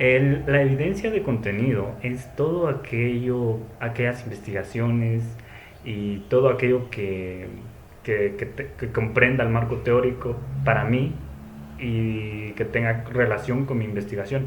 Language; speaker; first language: Spanish; native; Spanish